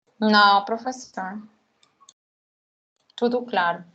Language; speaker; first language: Portuguese; non-native, learner; Spanish